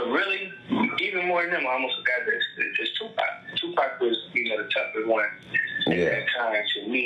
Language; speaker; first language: English; native; English